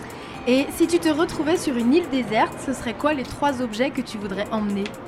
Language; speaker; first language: French; native; French